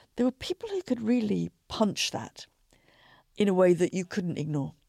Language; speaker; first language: English; native; English